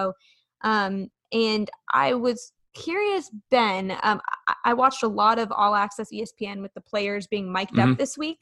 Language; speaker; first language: English; native; English